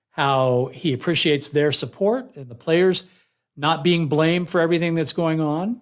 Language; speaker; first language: English; native; English